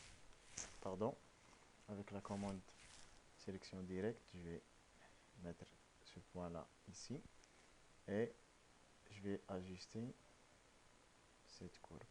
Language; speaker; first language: French; non-native, local second language; Arabic